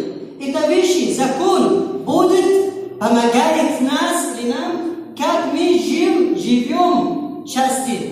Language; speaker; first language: Russian; non-native, learner; Arabic